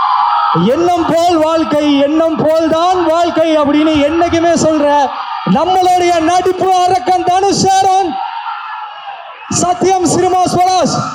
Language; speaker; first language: Tamil; native; Tamil